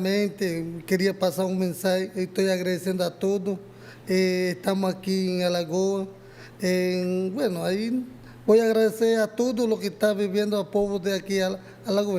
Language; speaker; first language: Portuguese; non-native, learner; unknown